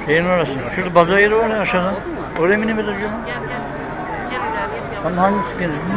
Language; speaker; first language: Turkish; native; Turkish